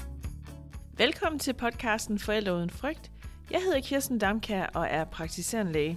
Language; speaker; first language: Danish; native; Danish